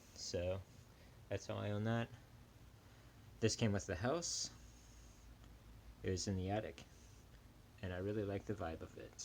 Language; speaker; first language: English; native; English